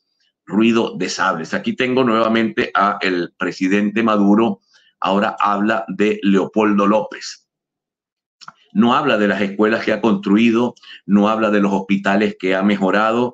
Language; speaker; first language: Spanish; native; Spanish